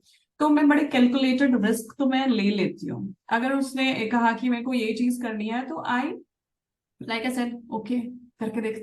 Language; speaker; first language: Hindi; native; Hindi